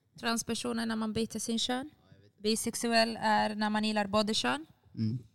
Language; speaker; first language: Swedish; early bilingual, other home language; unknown